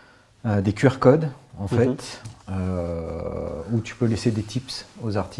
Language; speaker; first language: French; native; French